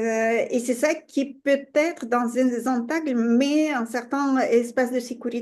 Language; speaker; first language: French; non-native, fluent; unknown